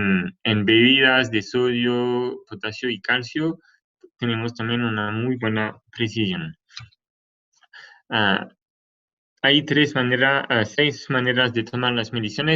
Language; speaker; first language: Spanish; non-native, fluent; French